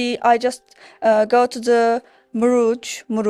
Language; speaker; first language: English; non-native, learner; Turkish